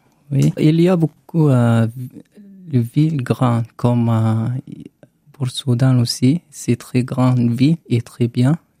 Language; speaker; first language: French; non-native, learner; Arabic